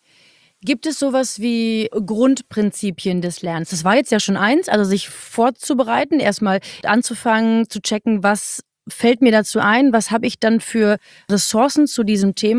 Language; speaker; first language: German; native; German